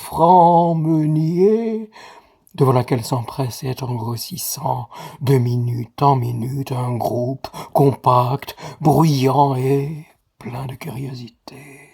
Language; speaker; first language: French; native; French